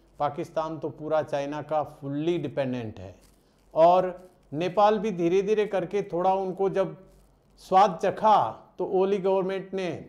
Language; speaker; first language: Hindi; non-native, local second language; Gujarati